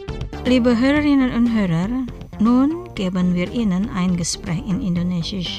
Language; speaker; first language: German; non-native, fluent; Indonesian